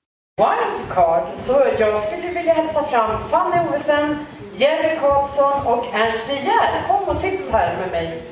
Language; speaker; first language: Swedish; native; Swedish